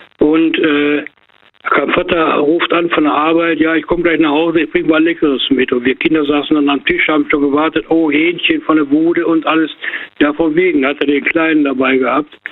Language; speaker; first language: German; native; German